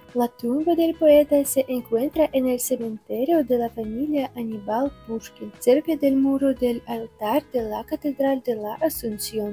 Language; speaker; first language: Spanish; non-native, fluent; Russian